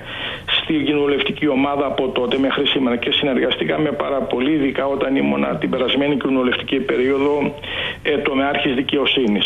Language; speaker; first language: Greek; native; Greek